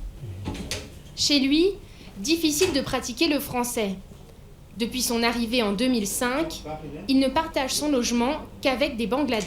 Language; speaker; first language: French; native; French